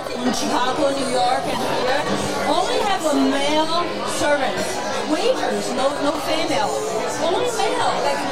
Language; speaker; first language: English; non-native, learner; Chinese